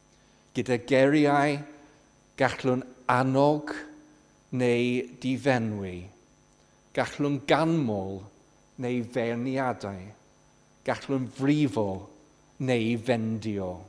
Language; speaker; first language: Welsh; non-native, fluent; English